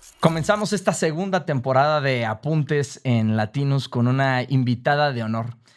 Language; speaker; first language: Spanish; native; Spanish